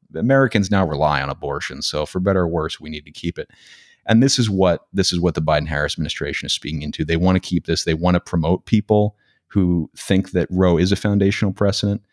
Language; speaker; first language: English; native; English